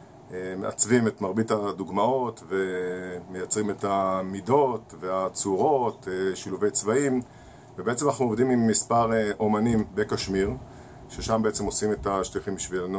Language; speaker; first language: Hebrew; native; Hebrew